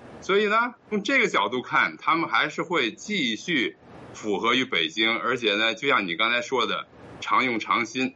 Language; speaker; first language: Chinese; native; Chinese